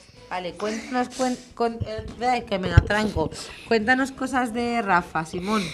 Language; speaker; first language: Spanish; native; Spanish